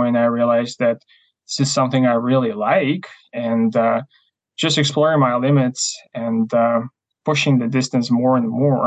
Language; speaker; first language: English; non-native, fluent; Ukrainian